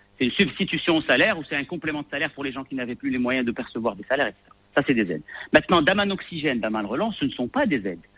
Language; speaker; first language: French; non-native, local second language; Arabic